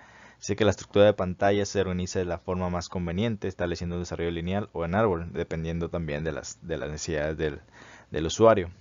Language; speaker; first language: Spanish; native; Spanish